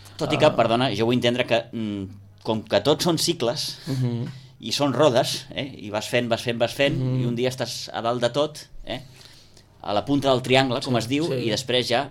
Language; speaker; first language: Catalan; native; Catalan